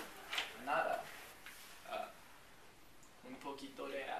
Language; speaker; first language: Spanish; non-native, learner; English